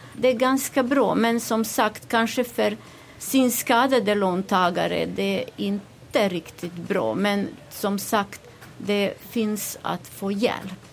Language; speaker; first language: Swedish; non-native, fluent; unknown